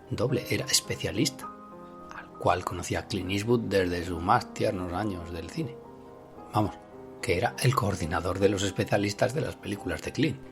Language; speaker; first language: Spanish; native; Spanish